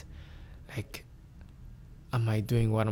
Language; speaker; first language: English; non-native, local second language; Kinyarwanda